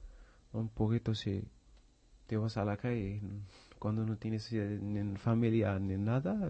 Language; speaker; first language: Spanish; non-native, learner; Arabic